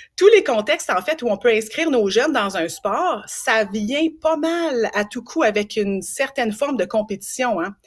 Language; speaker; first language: French; native; French